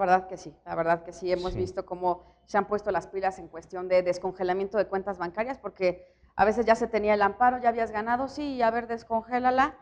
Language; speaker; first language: Spanish; native; Spanish